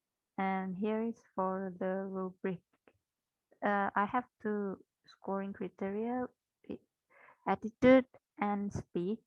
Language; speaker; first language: English; non-native, fluent; Indonesian